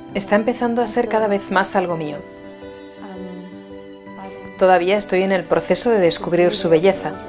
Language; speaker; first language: Spanish; non-native, fluent; German